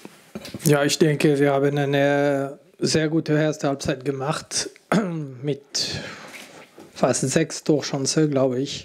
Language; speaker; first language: German; non-native, local second language; French